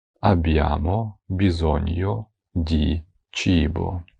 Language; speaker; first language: Italian; non-native, fluent; Ukrainian